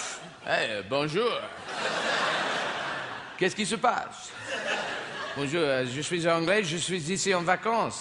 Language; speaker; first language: French; non-native, fluent; English